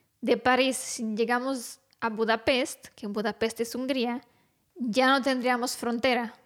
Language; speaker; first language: Spanish; non-native, fluent; Romanian